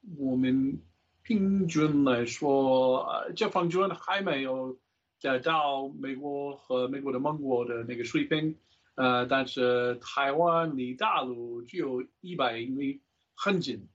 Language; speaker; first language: Chinese; non-native, fluent; English